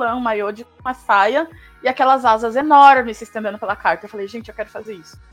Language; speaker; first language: Portuguese; native; Portuguese